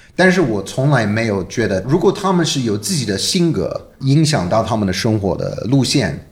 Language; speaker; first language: Chinese; non-native, fluent; English